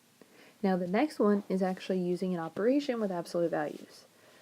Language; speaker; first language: English; native; English